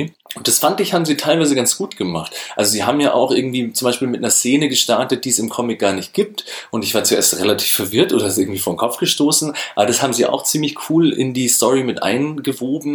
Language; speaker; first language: German; native; German